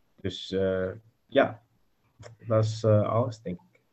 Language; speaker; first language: Dutch; non-native, learner; English